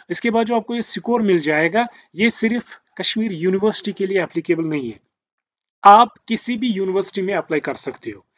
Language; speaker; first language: Hindi; native; Hindi